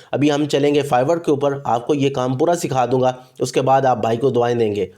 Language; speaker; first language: Urdu; non-native, local second language; Punjabi